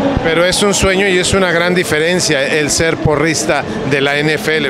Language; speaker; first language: Spanish; native; Spanish